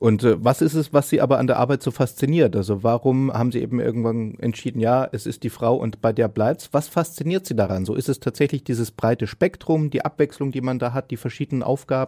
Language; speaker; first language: German; native; German